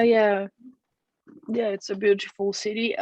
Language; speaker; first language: English; non-native, fluent; French